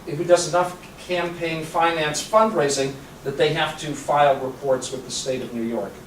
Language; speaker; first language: English; native; English